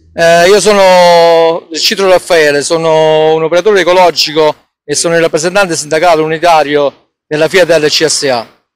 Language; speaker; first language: Italian; native; Italian